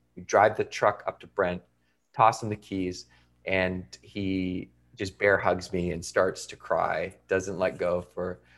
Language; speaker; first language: English; native; English